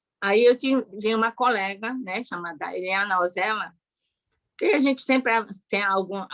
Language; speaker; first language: Portuguese; early bilingual, other home language; Japanese